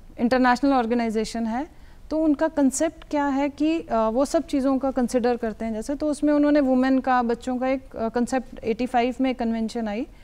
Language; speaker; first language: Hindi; native; Hindi